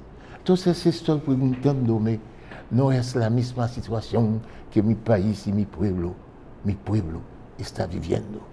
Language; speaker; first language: Spanish; non-native, fluent; French